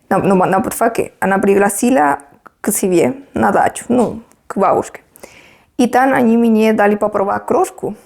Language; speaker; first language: Russian; non-native, fluent; Spanish